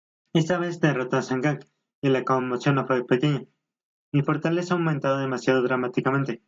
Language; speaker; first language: Spanish; native; Spanish